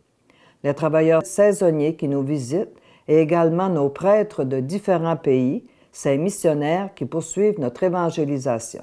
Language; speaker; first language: French; native; French